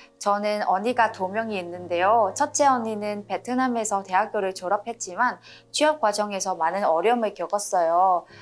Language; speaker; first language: Korean; non-native, fluent; Vietnamese